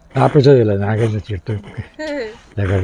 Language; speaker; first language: Spanish; native; Spanish